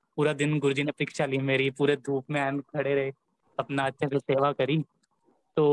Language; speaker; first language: Hindi; native; Hindi